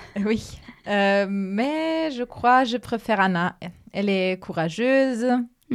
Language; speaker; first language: French; non-native, fluent; Spanish